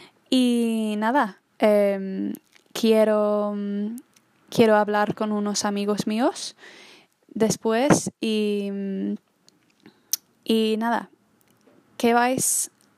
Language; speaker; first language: Spanish; non-native, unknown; English